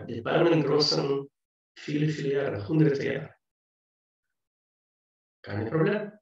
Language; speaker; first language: German; non-native, fluent; Russian